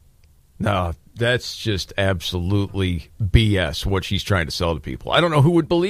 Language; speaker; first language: English; native; English